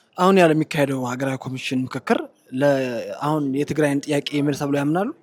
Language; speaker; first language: Amharic; non-native, local second language; Tigrinya